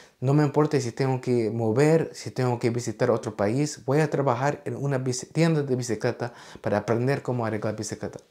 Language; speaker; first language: Spanish; early bilingual, heritage; Spanish